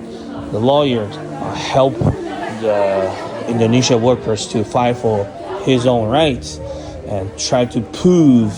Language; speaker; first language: English; non-native, fluent; Chinese